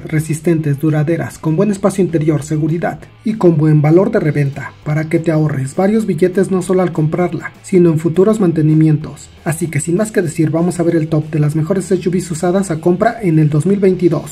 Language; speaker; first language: Spanish; native; Spanish